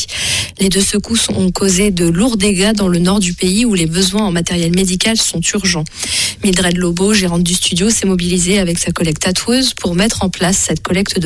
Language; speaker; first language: French; native; French